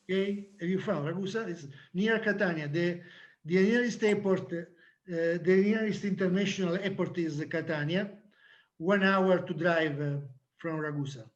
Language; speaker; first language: English; non-native, learner; Italian